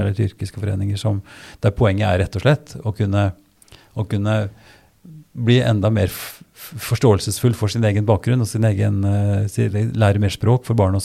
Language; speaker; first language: Norwegian; native; Norwegian